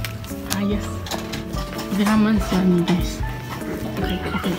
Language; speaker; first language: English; non-native, local second language; Chinese